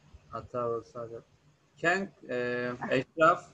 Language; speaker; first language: Hebrew; non-native, learner; Turkish